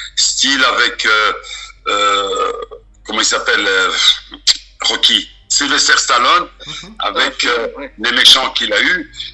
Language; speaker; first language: French; early bilingual, other home language; Arabic